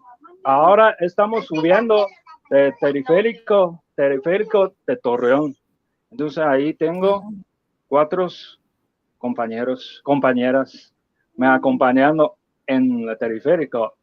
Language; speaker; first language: Spanish; non-native, fluent; Chinese